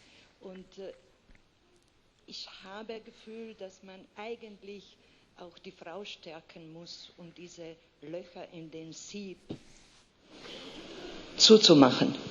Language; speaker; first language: German; non-native, fluent; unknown